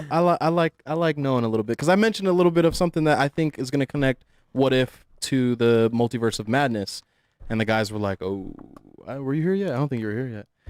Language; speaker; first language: English; native; English